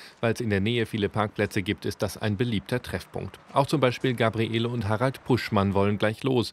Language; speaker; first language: German; native; German